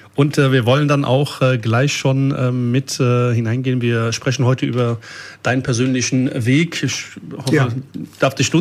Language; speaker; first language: German; early bilingual, other home language; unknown